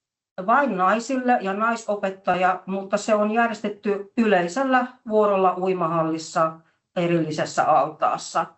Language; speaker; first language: Finnish; native; Finnish